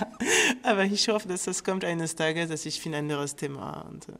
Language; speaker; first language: German; non-native, fluent; French